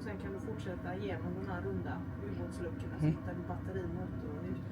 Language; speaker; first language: Swedish; native; Swedish